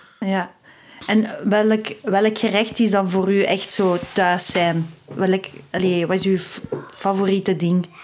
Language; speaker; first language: Dutch; native; Dutch